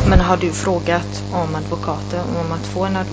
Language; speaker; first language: Swedish; non-native, fluent; Italian